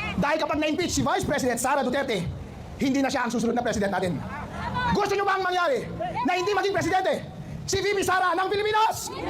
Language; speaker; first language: Filipino; non-native, local second language; Iloko